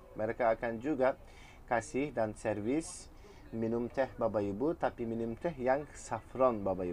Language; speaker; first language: Indonesian; non-native, fluent; Turkish